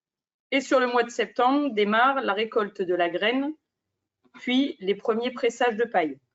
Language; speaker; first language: French; native; French